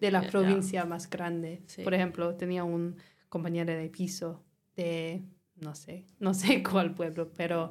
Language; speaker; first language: Spanish; non-native, learner; English